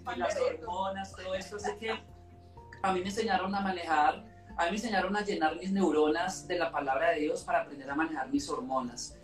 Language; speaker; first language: Spanish; native; Spanish